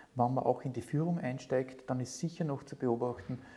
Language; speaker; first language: German; native; German